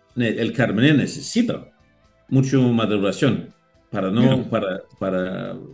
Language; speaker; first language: Spanish; non-native, learner; Danish